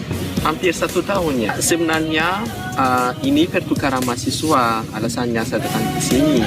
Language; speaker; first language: Indonesian; non-native, learner; Malagasy